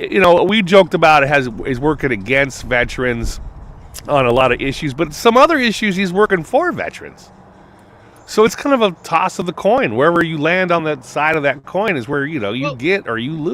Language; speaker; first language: English; native; English